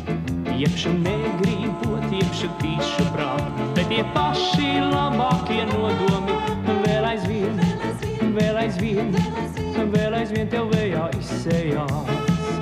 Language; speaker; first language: Latvian; native; Latvian